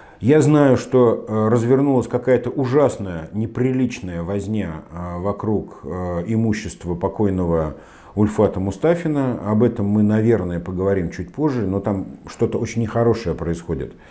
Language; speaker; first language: Russian; native; Russian